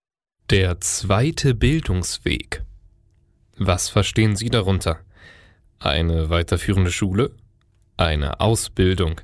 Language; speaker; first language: German; native; German